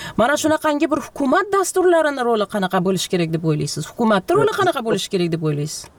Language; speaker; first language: Uzbek; native; Uzbek